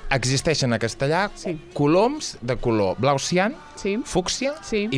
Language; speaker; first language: Catalan; native; Catalan